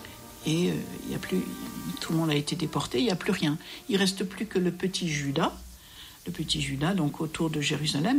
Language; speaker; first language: French; native; French